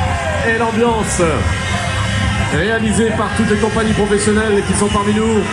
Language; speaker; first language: French; native; French